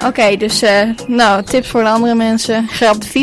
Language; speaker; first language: Dutch; native; Dutch